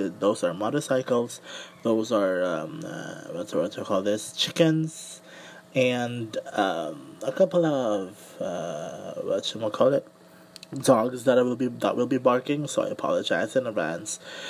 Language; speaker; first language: English; non-native, local second language; Cebuano